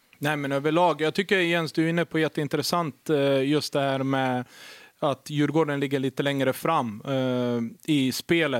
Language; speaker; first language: Swedish; native; Swedish